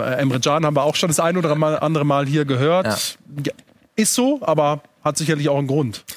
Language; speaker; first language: German; native; German